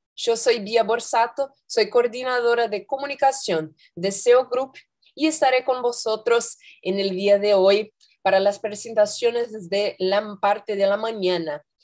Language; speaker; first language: Spanish; non-native, fluent; Portuguese